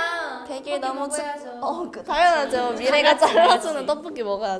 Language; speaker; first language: Korean; native; Korean